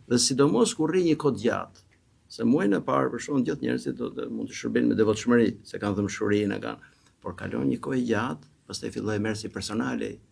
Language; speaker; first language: Albanian; native; Albanian